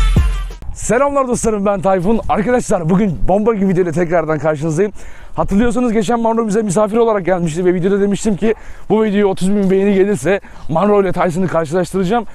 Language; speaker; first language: Turkish; native; Turkish